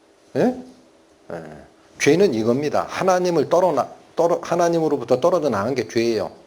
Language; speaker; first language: Korean; native; Korean